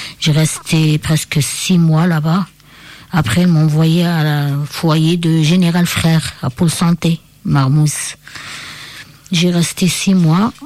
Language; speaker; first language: French; non-native, local second language; Arabic